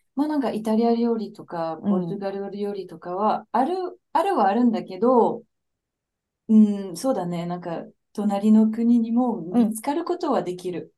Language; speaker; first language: Japanese; non-native, fluent; French